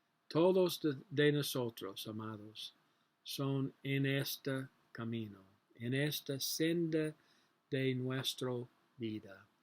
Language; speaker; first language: Spanish; non-native, learner; English